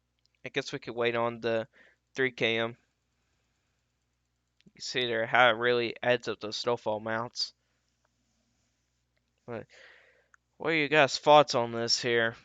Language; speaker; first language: English; native; English